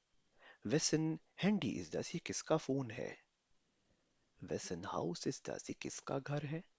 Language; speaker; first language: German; non-native, fluent; Urdu